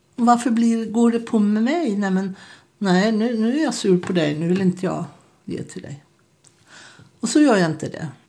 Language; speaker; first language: Swedish; native; Swedish